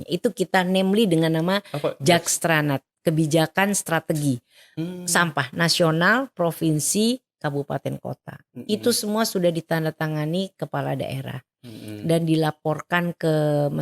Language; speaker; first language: Indonesian; native; Indonesian